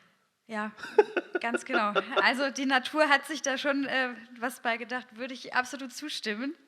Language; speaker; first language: German; native; German